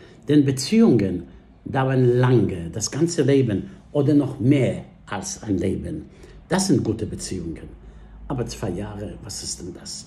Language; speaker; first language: German; non-native, fluent; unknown